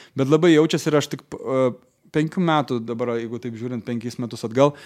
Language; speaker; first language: Lithuanian; native; Lithuanian